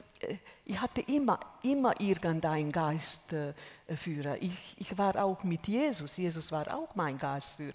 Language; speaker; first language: German; non-native, fluent; Hungarian